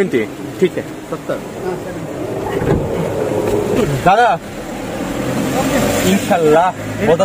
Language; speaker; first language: Hindi; non-native, learner; Bangla